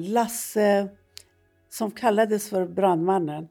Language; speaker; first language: Swedish; non-native, fluent; Persian